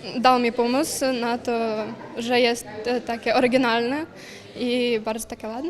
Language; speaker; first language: Polish; non-native, learner; Ukrainian